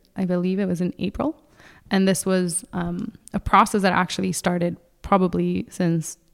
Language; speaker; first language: English; non-native, fluent; Spanish